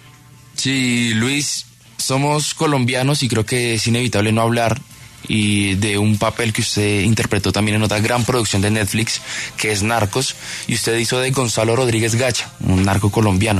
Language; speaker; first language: Spanish; native; Spanish